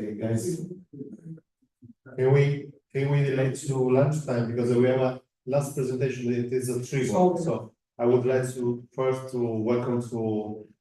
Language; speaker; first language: English; non-native, fluent; Italian